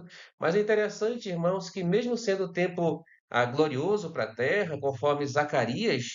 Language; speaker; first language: Portuguese; native; Portuguese